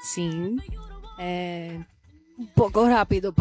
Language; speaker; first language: Portuguese; non-native, learner; English